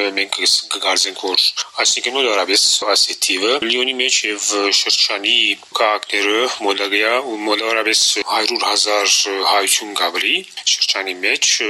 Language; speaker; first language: Armenian; early bilingual, heritage; Armenian